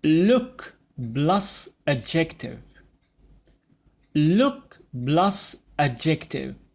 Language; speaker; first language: English; non-native, fluent; Arabic